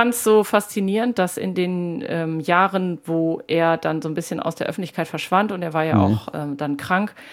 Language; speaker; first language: German; native; German